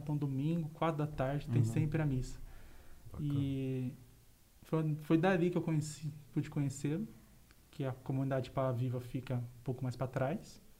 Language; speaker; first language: Portuguese; native; Portuguese